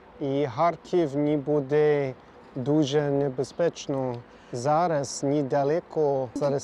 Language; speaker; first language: Ukrainian; non-native, learner; English